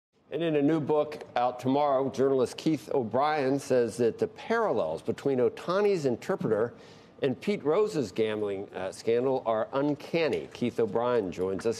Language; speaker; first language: English; native; English